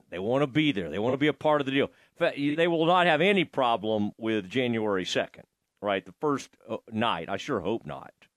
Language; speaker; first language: English; native; English